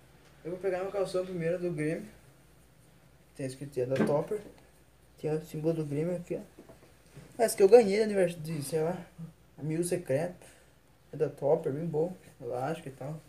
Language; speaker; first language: Portuguese; native; Portuguese